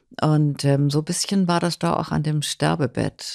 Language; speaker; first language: German; native; German